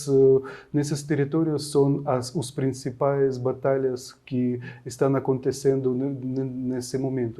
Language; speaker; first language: Portuguese; non-native, fluent; Ukrainian